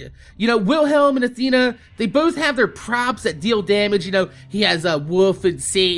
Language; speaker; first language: English; native; English